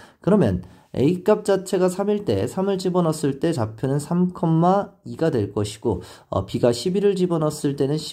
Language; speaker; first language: Korean; native; Korean